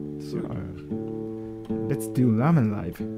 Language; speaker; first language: English; non-native, learner; Japanese